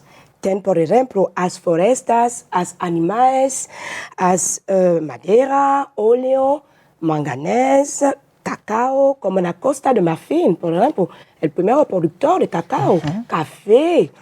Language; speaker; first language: Portuguese; non-native, learner; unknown